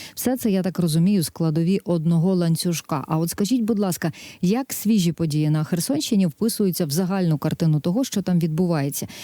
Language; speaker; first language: Ukrainian; native; Ukrainian